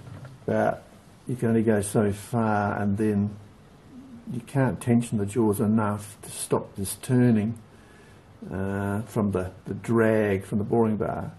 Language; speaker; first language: English; native; English